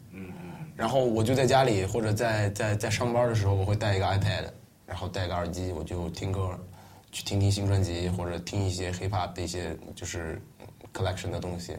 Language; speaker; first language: Chinese; non-native, local second language; Uyghur